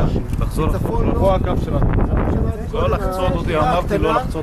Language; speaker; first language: Hebrew; native; Hebrew